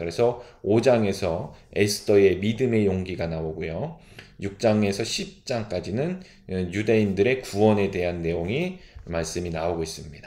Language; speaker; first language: Korean; native; Korean